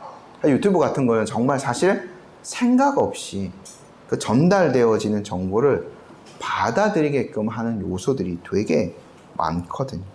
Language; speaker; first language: Korean; native; Korean